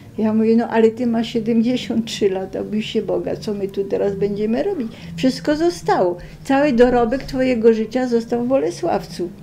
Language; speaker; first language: Polish; early bilingual, heritage; Polish